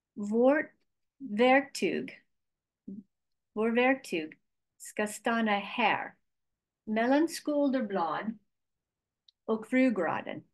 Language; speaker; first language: Swedish; non-native, learner; English